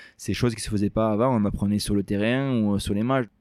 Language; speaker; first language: French; native; French